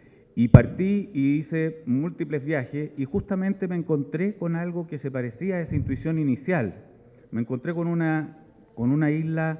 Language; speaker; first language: Spanish; native; Spanish